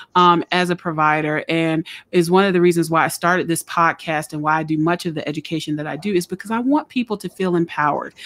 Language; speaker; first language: English; native; English